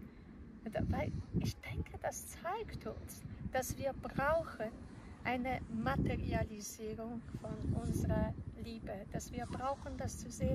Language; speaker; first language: German; non-native, fluent; Polish